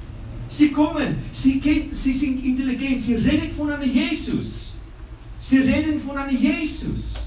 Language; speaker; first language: German; non-native, fluent; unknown